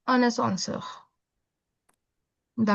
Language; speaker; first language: French; non-native, fluent; Hindi